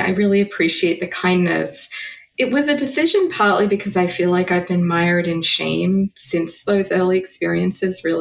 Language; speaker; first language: English; native; English